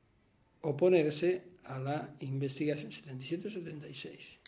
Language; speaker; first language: Spanish; native; Spanish